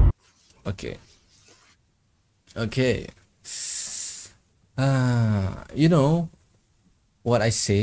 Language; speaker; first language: English; non-native, learner; Indonesian